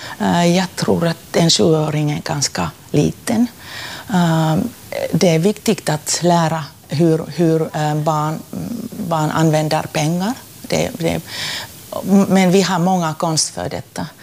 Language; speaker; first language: Swedish; non-native, local second language; Finnish